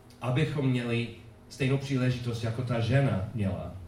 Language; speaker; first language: Czech; non-native, fluent; English